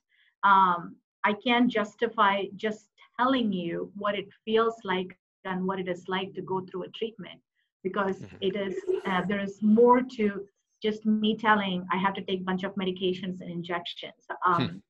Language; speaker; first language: English; non-native, local second language; Tamil